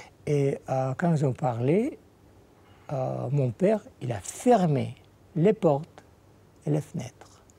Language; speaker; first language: French; non-native, fluent; Russian